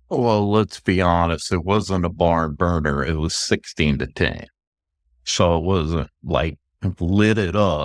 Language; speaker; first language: English; native; English